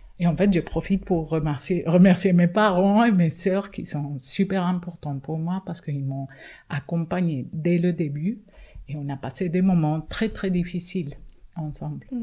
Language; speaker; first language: French; non-native, fluent; Spanish